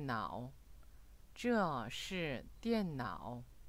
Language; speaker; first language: Chinese; non-native, fluent; Korean